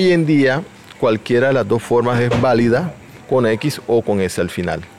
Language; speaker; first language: Spanish; native; Spanish